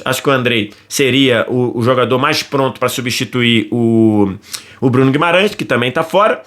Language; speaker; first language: Portuguese; native; Portuguese